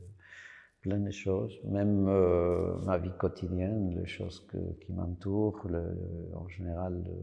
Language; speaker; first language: French; non-native, fluent; Spanish